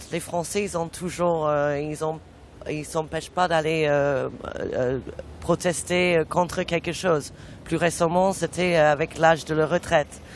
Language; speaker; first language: French; non-native, fluent; English